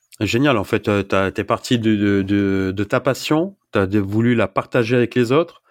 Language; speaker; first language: French; early bilingual, other home language; Arabic